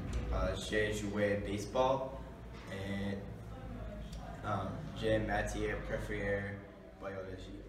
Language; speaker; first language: French; non-native, learner; English